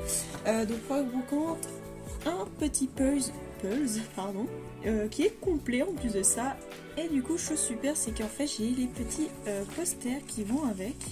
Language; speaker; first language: French; native; French